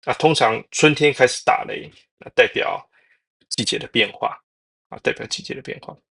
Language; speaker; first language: Chinese; native; Chinese